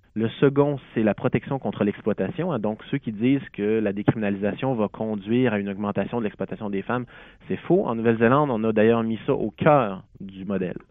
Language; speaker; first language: French; native; French